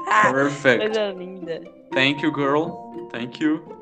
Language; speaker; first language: English; non-native, fluent; Portuguese